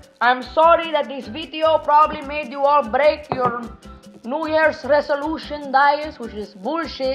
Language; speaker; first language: English; early bilingual, other home language; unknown